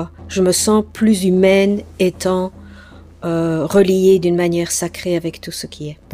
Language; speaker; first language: French; non-native, fluent; English